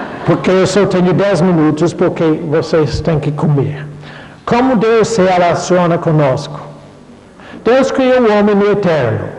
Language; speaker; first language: Portuguese; non-native, fluent; English